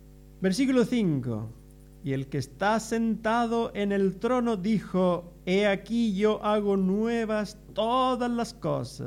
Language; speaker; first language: Spanish; native; Spanish